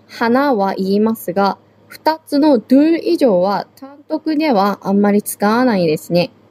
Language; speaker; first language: Japanese; non-native, fluent; Korean